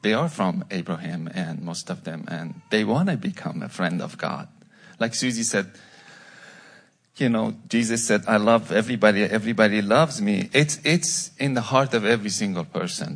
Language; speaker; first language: English; non-native, fluent; Persian